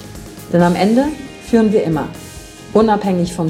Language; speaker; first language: German; native; German